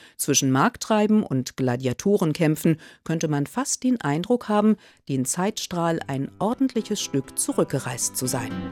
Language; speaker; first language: German; native; German